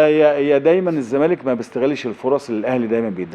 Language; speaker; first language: Arabic; native; Arabic